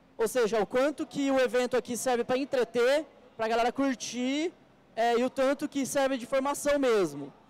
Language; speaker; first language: Portuguese; native; Portuguese